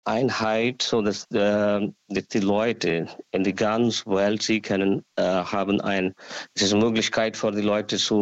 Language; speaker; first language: German; non-native, learner; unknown